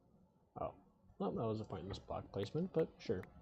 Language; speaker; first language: English; native; English